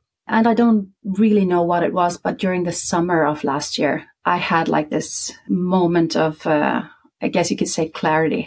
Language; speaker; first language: English; non-native, fluent; Icelandic